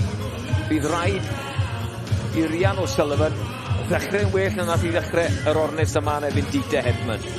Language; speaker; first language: Welsh; native; Welsh